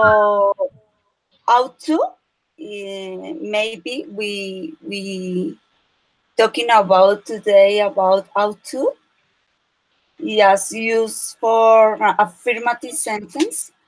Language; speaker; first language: English; non-native, learner; Spanish